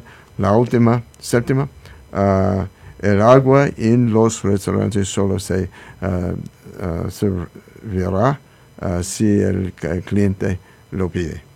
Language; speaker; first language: Spanish; non-native, learner; English